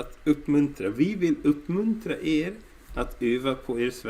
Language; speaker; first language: Swedish; non-native, learner; English